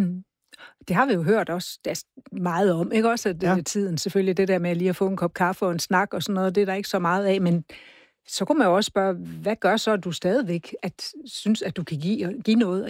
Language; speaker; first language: Danish; native; Danish